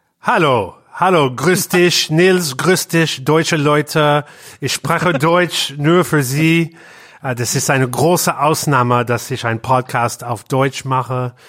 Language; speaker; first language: German; non-native, learner; English